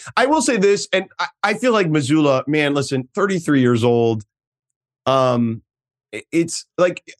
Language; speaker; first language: English; native; English